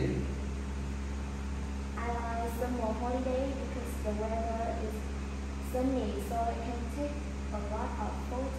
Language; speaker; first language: English; non-native, learner; Vietnamese